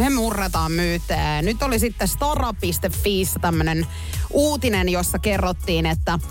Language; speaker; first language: Finnish; native; Finnish